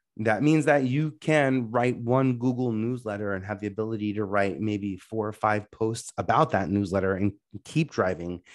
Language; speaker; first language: English; native; English